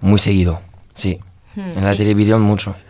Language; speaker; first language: Spanish; non-native, learner; French